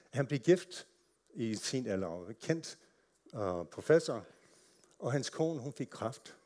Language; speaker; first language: Danish; non-native, fluent; English